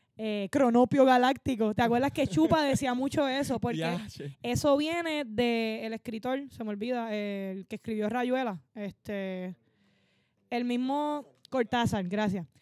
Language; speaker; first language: Spanish; native; Spanish